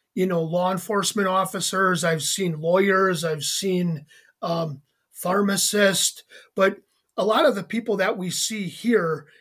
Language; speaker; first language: English; native; English